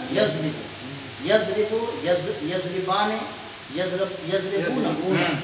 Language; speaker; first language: Arabic; non-native, learner; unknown